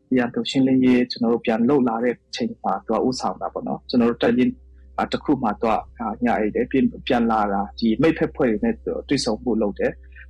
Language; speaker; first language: Burmese; non-native, local second language; Hakha Chin